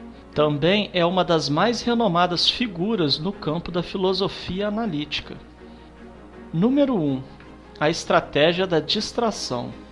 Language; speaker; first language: Portuguese; native; Portuguese